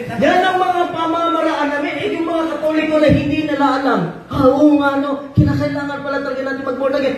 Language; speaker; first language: Filipino; non-native, local second language; Cebuano